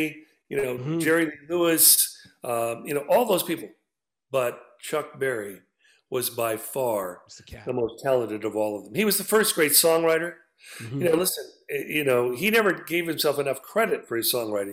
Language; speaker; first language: English; native; English